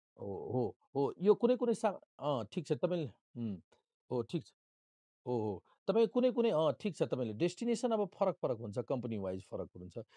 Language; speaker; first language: Nepali; non-native, local second language; Maithili